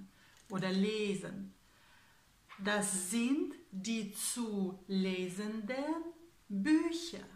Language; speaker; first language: German; non-native, fluent; Russian